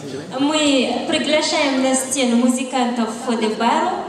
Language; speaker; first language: Russian; non-native, learner; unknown